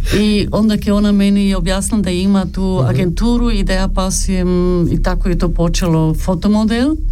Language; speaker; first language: Serbian; early bilingual, heritage; Serbian